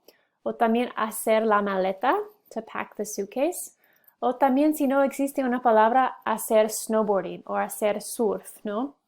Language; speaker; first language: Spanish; non-native, fluent; English